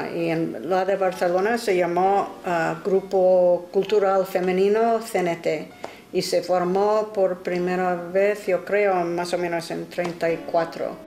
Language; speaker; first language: Spanish; non-native, fluent; English